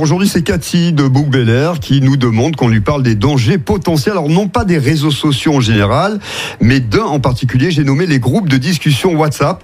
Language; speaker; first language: French; native; French